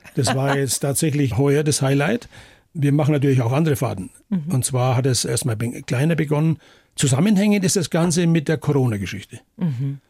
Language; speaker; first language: German; native; German